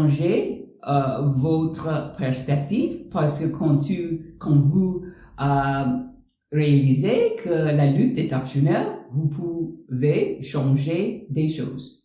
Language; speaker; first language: French; non-native, learner; English